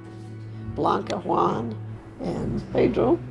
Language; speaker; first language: Spanish; non-native, fluent; English